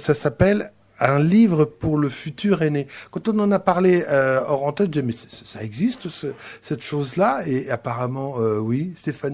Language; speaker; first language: French; native; French